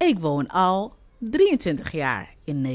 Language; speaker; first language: Dutch; non-native, fluent; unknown